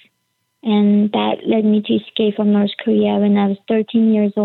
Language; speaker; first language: English; early bilingual, other home language; Korean